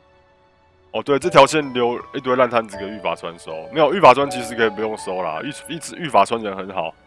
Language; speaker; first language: Chinese; native; Chinese